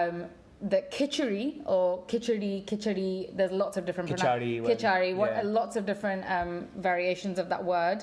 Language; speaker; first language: English; native; English